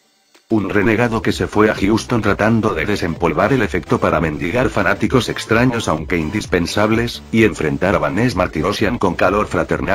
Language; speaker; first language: Spanish; native; Spanish